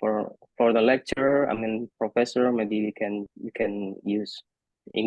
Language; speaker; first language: English; non-native, fluent; Indonesian